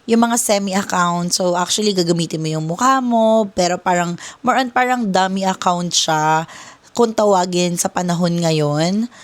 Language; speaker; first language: Filipino; native; Filipino